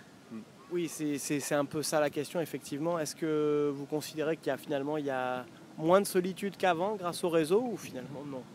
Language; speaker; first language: French; native; French